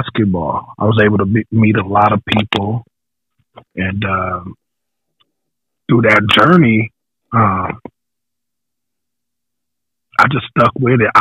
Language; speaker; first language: English; native; English